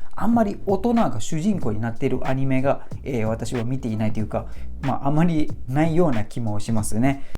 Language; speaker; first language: Japanese; non-native, fluent; Malay